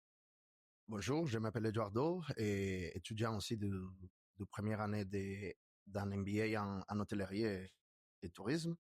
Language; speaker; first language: French; non-native, fluent; Spanish